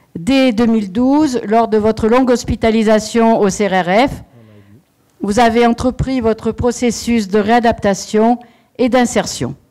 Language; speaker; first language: French; native; French